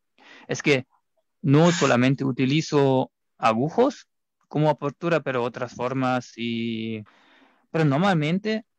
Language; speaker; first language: Spanish; non-native, fluent; German